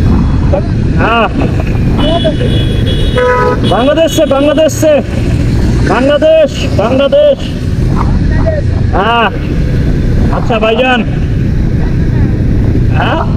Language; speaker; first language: Hindi; non-native, learner; Bangla